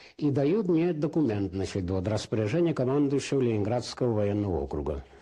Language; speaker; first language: Russian; non-native, local second language; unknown